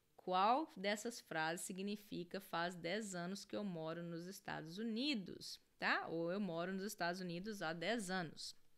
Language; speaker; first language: Portuguese; native; Portuguese